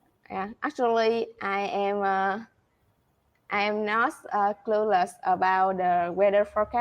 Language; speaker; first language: English; non-native, learner; Vietnamese